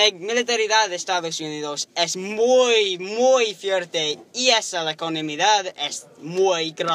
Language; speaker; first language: Spanish; non-native, learner; English